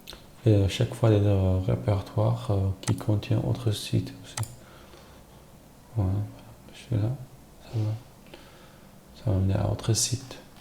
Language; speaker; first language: French; non-native, learner; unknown